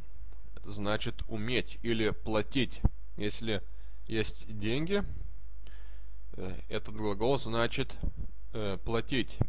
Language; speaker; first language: Russian; non-native, fluent; Lithuanian